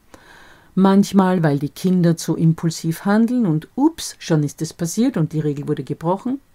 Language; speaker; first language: German; native; German